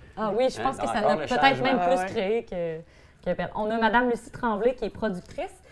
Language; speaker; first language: French; native; French